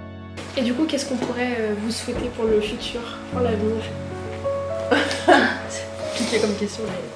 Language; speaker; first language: French; native; French